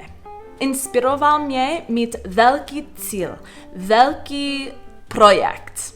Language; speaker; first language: Czech; non-native, fluent; English